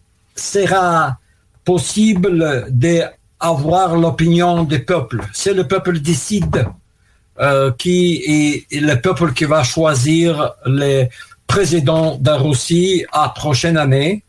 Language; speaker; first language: French; non-native, learner; Russian